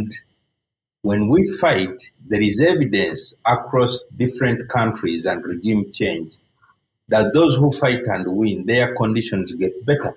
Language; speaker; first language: English; non-native, local second language; Ganda